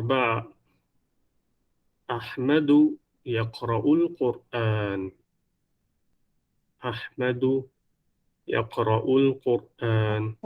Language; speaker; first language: Arabic; non-native, fluent; Divehi